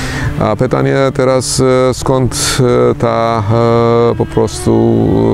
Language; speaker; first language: Polish; non-native, fluent; Armenian